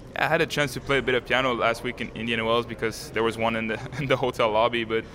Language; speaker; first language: English; non-native, fluent; French